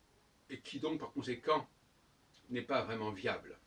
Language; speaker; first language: French; native; French